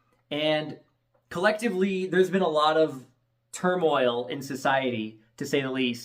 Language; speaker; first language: English; native; English